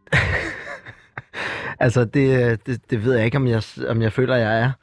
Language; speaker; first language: Danish; native; Danish